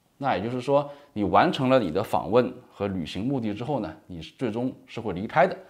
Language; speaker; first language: Chinese; native; Chinese